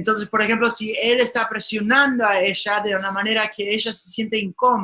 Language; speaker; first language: Spanish; non-native, fluent; English